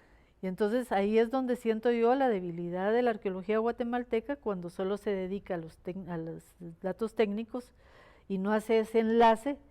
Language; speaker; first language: Spanish; native; Spanish